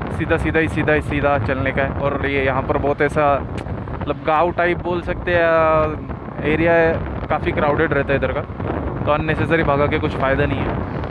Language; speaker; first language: Hindi; non-native, local second language; Marathi